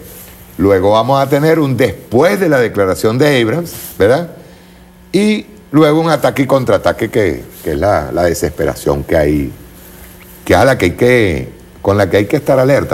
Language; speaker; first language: Spanish; native; Spanish